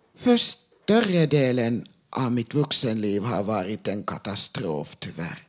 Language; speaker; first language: Swedish; non-native, local second language; Finnish